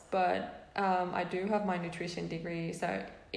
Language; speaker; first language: English; non-native, fluent; Persian